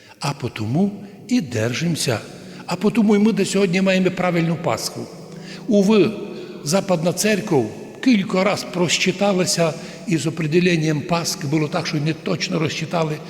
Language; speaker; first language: Ukrainian; native; Ukrainian